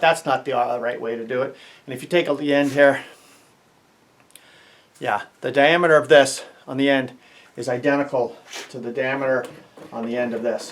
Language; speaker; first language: English; native; English